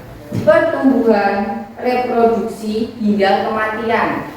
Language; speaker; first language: Malay; native; Malay